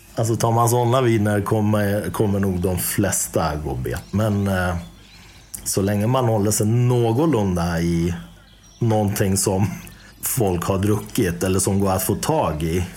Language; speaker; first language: Swedish; native; Swedish